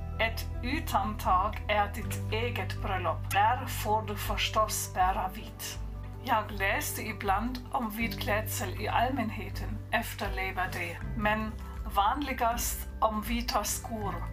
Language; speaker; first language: Swedish; non-native, fluent; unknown